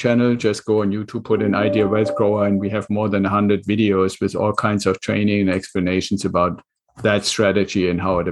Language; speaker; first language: English; non-native, fluent; German